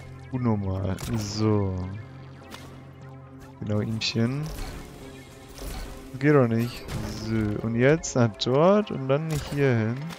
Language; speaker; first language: German; native; German